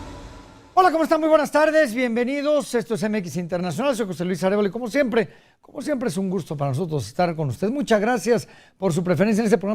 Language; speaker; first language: Spanish; native; Spanish